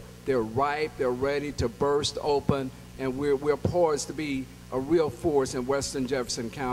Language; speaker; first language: English; native; English